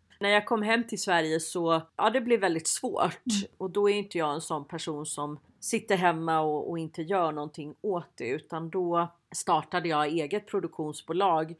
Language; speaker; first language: Swedish; native; Swedish